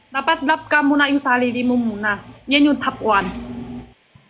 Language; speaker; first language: Filipino; non-native, local second language; Cebuano